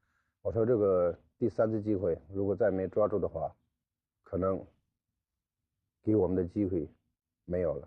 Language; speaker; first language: Chinese; native; Chinese